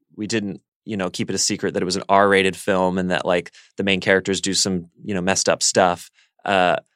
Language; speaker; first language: English; native; English